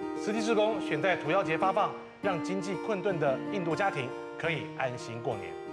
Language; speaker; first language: Chinese; native; Chinese